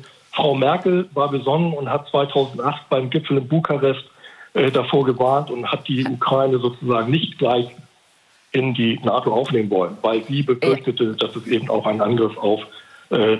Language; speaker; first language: German; native; German